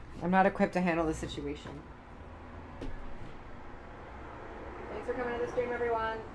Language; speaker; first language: English; native; English